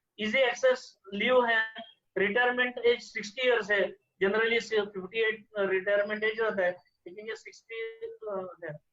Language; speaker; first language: Hindi; non-native, local second language; Marathi